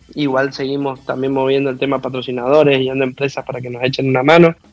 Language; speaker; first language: Spanish; native; Spanish